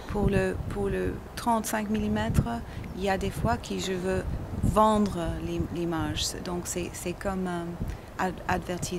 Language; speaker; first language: French; non-native, learner; English